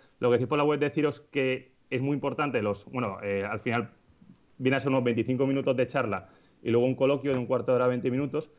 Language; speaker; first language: Spanish; native; Spanish